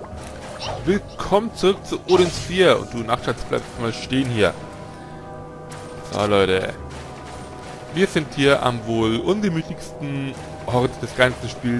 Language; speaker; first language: German; native; German